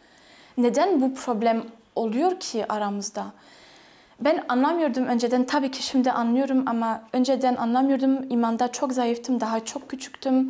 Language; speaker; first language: Turkish; non-native, fluent; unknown